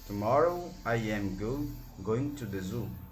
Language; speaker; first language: English; non-native, learner; Portuguese